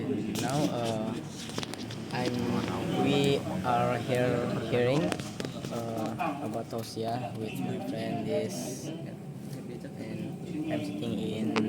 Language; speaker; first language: English; non-native, learner; Indonesian